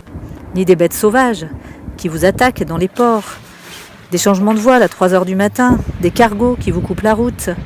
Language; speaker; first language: French; native; French